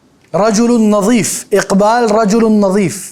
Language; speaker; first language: Arabic; non-native, fluent; Urdu